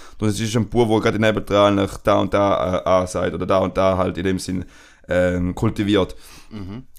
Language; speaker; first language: German; non-native, fluent; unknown